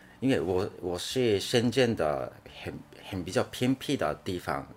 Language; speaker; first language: Chinese; non-native, fluent; Japanese